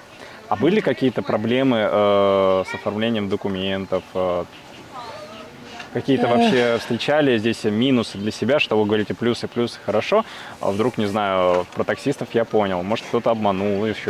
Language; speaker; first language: Russian; native; Russian